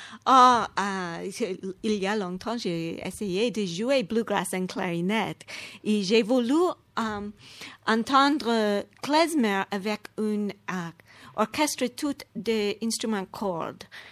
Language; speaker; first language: French; non-native, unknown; English